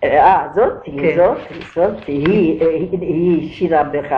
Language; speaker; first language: Hebrew; non-native, learner; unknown